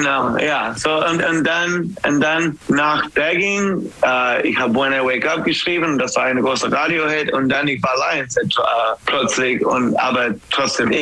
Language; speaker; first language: German; non-native, learner; English